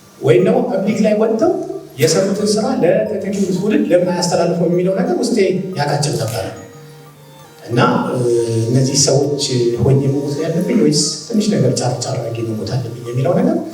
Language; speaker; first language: Amharic; native; Amharic